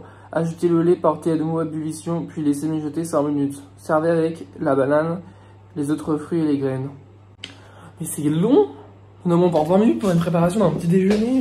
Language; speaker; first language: French; native; French